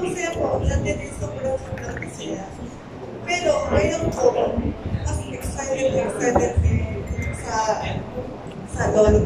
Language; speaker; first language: Filipino; non-native, learner; Japanese